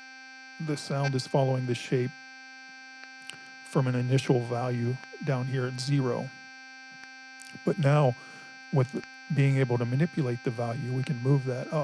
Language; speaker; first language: English; native; English